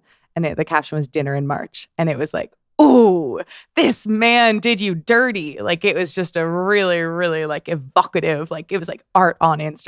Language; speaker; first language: English; native; English